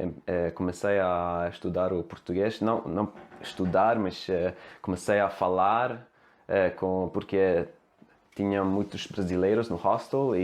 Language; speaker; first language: Portuguese; non-native, fluent; Swedish